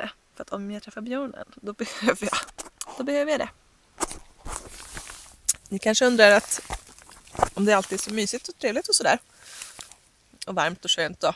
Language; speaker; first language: Swedish; native; Swedish